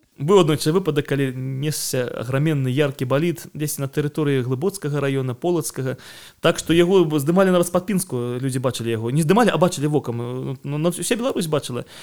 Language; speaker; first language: Belarusian; non-native, local second language; Russian